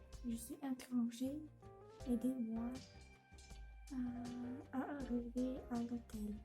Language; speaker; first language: French; non-native, learner; Russian